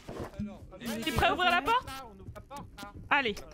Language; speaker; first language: French; native; French